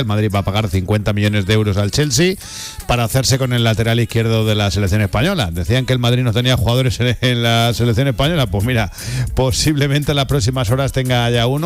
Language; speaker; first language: Spanish; native; Spanish